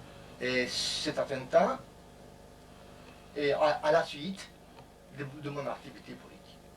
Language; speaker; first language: French; non-native, fluent; Romanian